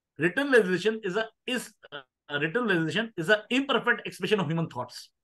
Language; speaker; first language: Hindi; non-native, local second language; Punjabi